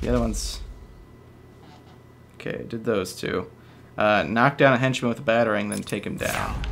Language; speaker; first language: English; native; English